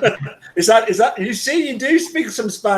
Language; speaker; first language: English; native; English